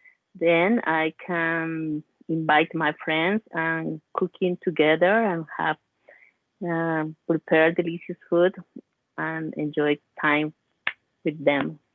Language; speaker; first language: English; non-native, learner; Spanish